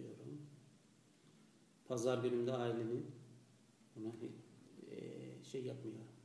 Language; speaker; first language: Turkish; non-native, fluent; Azerbaijani